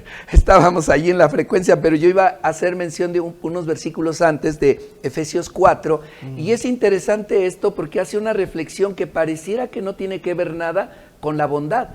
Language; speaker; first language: Spanish; native; Spanish